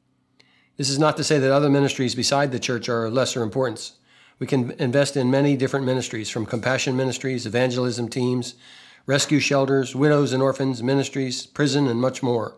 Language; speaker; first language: English; native; English